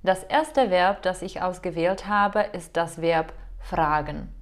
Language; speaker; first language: German; non-native, fluent; Czech